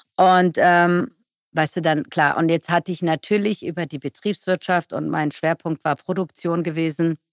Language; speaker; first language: German; early bilingual, other home language; Persian